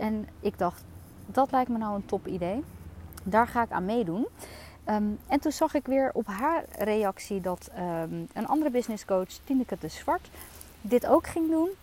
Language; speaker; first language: Dutch; native; Dutch